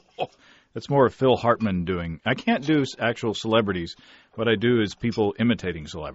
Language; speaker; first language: English; native; English